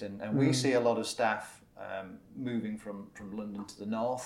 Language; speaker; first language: English; native; English